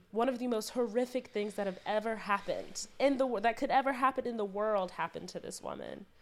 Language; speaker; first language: English; native; English